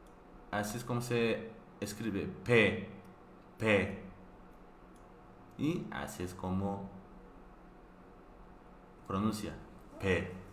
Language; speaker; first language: Spanish; non-native, fluent; Korean